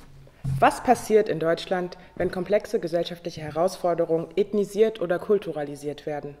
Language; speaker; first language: German; native; German